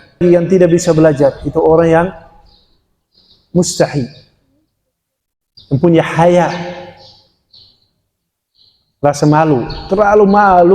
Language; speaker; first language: Indonesian; non-native, fluent; Dutch